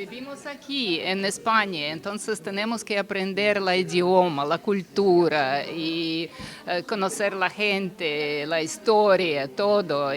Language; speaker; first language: Spanish; non-native, learner; Russian